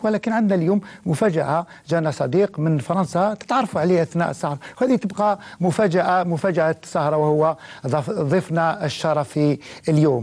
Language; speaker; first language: Arabic; native; Arabic